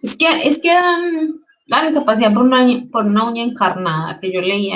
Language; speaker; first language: Spanish; native; Spanish